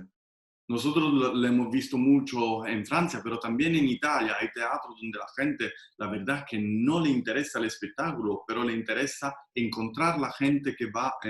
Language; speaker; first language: Spanish; non-native, fluent; Italian